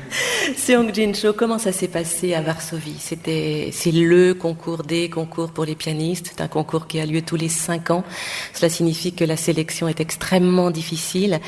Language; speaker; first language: French; native; French